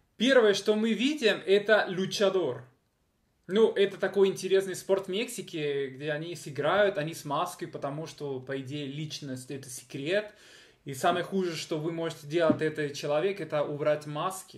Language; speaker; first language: Russian; non-native, fluent; Spanish